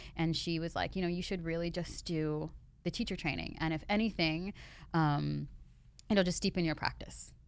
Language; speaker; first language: English; native; English